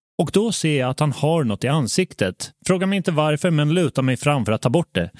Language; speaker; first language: Swedish; native; Swedish